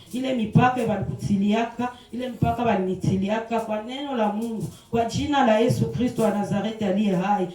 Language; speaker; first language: Swahili; native; Swahili